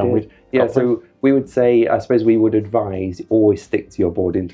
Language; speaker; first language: English; native; English